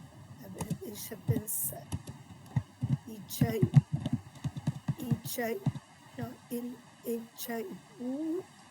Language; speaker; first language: Portuguese; non-native, fluent; Spanish